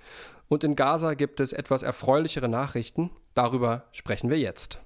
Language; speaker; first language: German; native; German